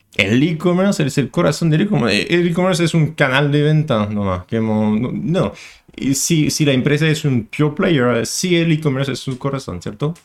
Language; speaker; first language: Spanish; non-native, fluent; French